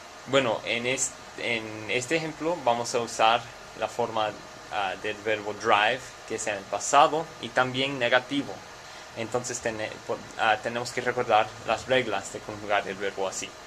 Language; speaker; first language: Spanish; non-native, fluent; English